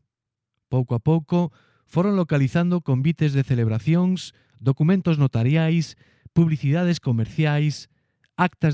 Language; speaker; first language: Galician; native; Galician